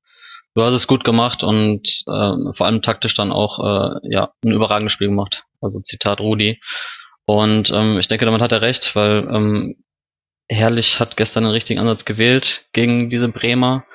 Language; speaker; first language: German; native; German